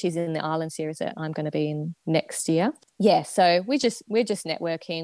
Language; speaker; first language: English; native; English